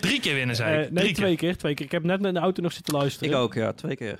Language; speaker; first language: Dutch; native; Dutch